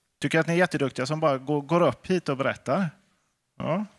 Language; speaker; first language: Swedish; native; Swedish